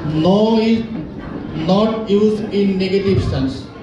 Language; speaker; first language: English; non-native, local second language; Assamese